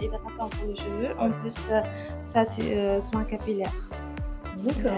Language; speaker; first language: French; non-native, learner; Arabic